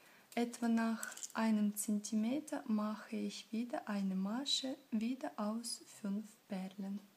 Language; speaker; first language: German; non-native, fluent; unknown